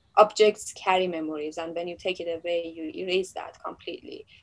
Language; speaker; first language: English; non-native, fluent; Persian